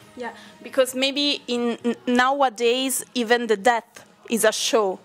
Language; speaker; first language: English; non-native, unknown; Italian